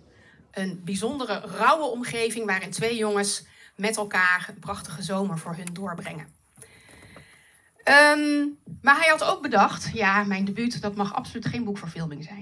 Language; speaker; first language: Dutch; native; Dutch